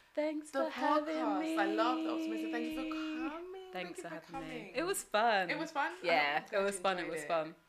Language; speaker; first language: English; native; English